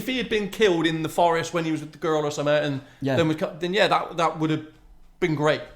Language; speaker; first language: English; native; English